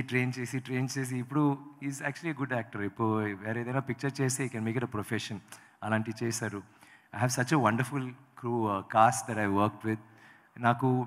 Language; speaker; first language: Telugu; non-native, local second language; Tamil